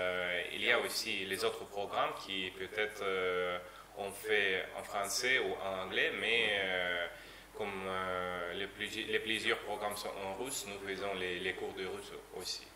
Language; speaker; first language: French; non-native, learner; Russian